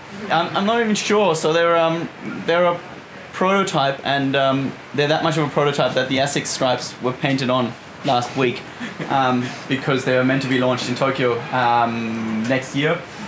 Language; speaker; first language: English; early bilingual, other home language; German